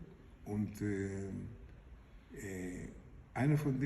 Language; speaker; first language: German; non-native, fluent; Hebrew